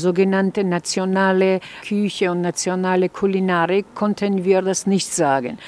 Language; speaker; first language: German; non-native, fluent; Georgian